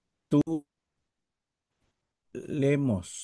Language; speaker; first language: Spanish; non-native, learner; Filipino